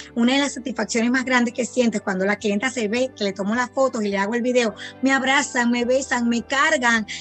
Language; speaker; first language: Spanish; native; Spanish